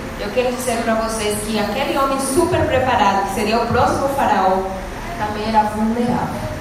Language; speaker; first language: Portuguese; non-native, fluent; Spanish